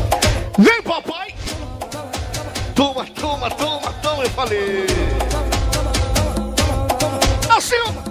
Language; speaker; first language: Portuguese; native; Portuguese